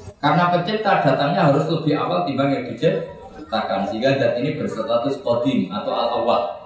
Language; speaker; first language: Indonesian; native; Indonesian